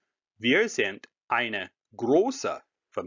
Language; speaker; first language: German; non-native, fluent; English